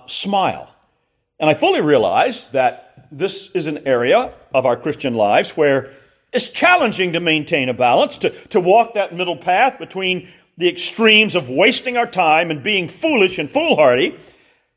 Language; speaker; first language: English; native; English